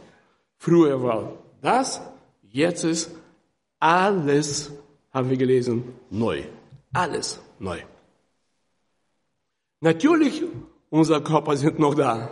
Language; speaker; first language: German; non-native, fluent; Russian